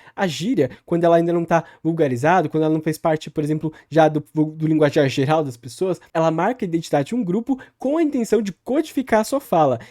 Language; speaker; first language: Portuguese; native; Portuguese